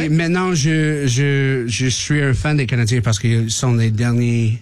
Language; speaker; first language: French; non-native, learner; English